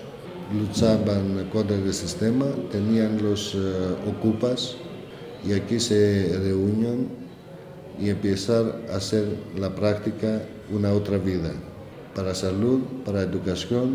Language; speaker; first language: Spanish; non-native, learner; Greek